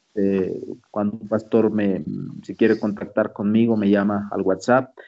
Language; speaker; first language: Spanish; native; Spanish